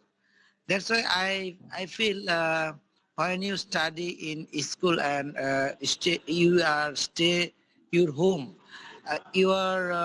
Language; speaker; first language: English; non-native, local second language; Bangla